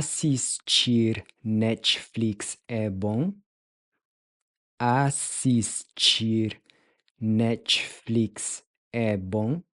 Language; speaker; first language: Portuguese; non-native, fluent; English